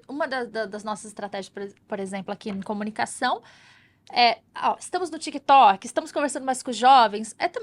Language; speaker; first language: Portuguese; native; Portuguese